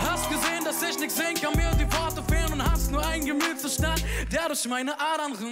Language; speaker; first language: German; native; German